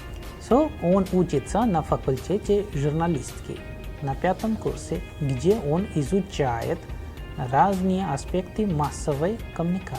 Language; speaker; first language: Russian; non-native, fluent; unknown